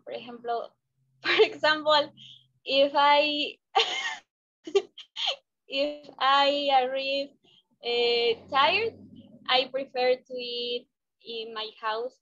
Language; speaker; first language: English; non-native, learner; Spanish